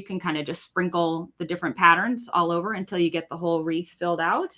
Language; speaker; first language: English; native; English